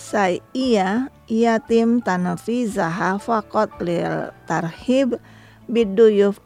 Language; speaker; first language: Arabic; non-native, fluent; Indonesian